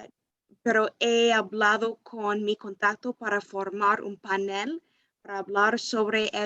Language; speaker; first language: Spanish; non-native, fluent; English